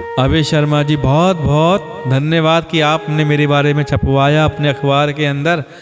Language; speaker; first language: Hindi; native; Hindi